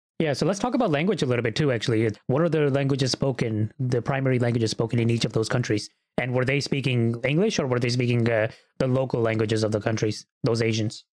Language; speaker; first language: English; early bilingual, other home language; Urdu